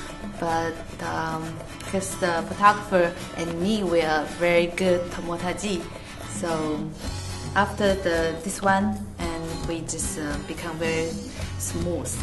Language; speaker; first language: English; non-native, fluent; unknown